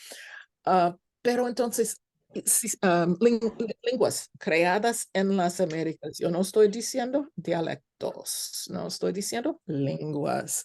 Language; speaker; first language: Spanish; non-native, fluent; English